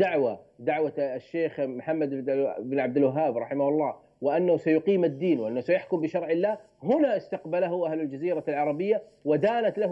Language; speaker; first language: Arabic; native; Arabic